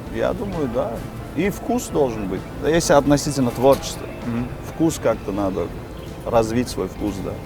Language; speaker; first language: Russian; native; Russian